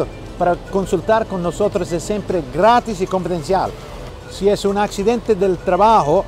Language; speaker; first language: Spanish; non-native, fluent; English